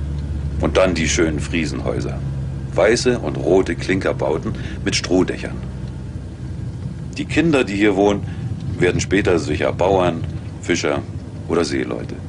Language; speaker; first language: German; native; German